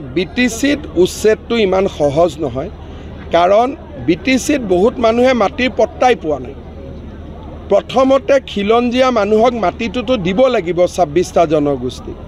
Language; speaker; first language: Assamese; native; Assamese